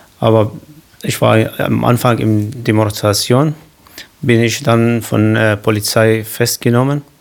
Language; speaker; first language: German; non-native, learner; Kurdish